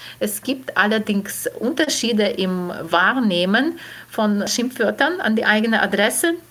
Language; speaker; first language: German; non-native, fluent; Ukrainian